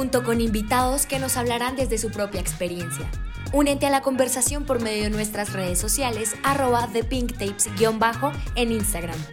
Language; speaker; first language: Spanish; native; Spanish